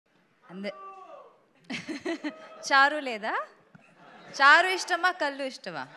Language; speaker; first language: Telugu; non-native, fluent; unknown